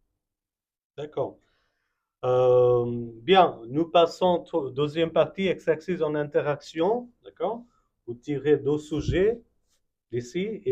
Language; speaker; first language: French; non-native, fluent; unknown